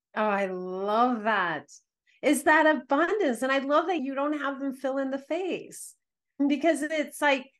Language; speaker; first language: English; early bilingual, other home language; Spanish